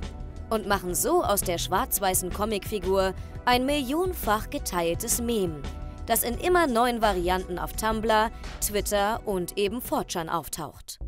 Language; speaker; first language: German; native; German